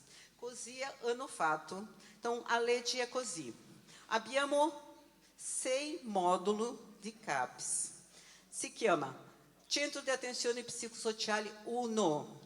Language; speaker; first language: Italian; non-native, learner; Portuguese